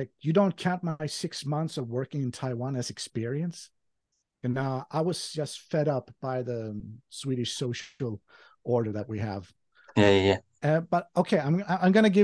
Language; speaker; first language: English; non-native, fluent; Swedish